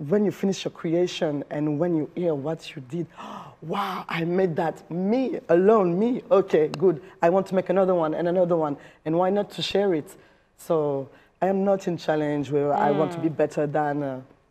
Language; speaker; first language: English; non-native, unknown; French